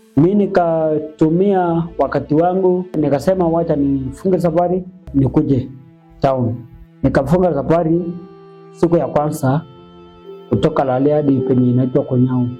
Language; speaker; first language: Swahili; non-native, local second language; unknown